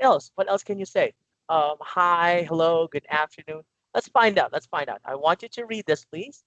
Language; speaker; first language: English; non-native, local second language; Filipino